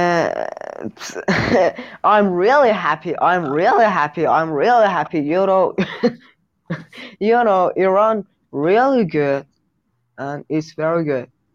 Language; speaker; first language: English; non-native, learner; Persian